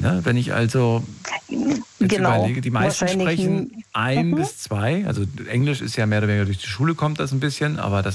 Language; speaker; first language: German; native; German